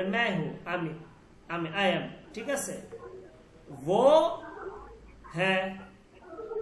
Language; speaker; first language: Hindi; non-native, learner; Bangla